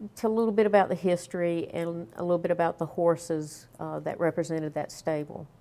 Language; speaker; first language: English; native; English